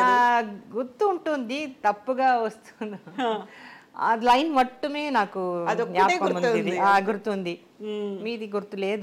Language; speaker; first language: Telugu; non-native, local second language; Tamil